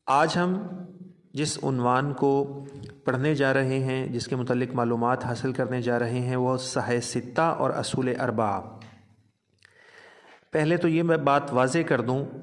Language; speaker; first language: Urdu; non-native, local second language; Punjabi